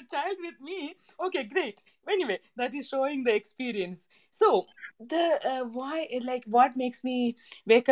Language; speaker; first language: English; non-native, local second language; Malayalam